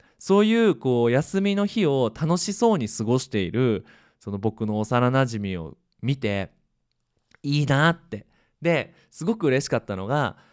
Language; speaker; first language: Japanese; native; Japanese